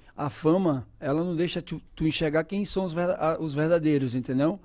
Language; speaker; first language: Portuguese; native; Portuguese